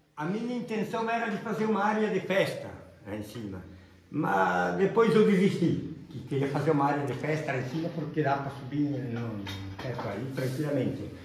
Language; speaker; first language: Portuguese; native; Portuguese